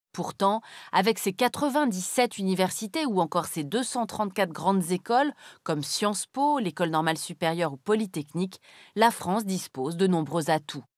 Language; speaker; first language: French; native; French